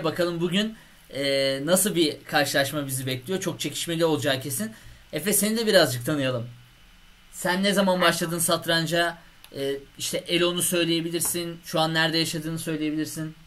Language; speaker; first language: Turkish; native; Turkish